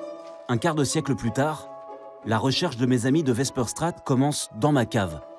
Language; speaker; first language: French; native; French